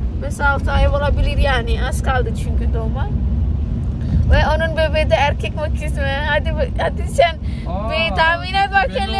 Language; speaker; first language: Turkish; non-native, learner; Indonesian